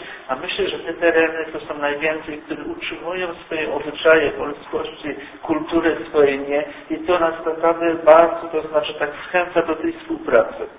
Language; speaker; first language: Polish; early bilingual, heritage; Polish